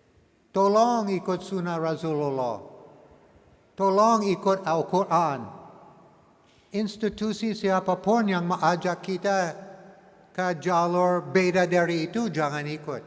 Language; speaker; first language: Indonesian; non-native, learner; English